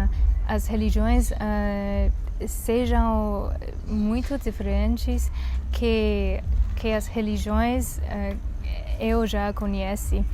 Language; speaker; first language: Portuguese; non-native, learner; Chinese